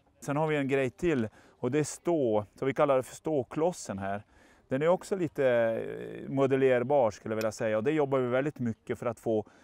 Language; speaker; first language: Swedish; non-native, fluent; French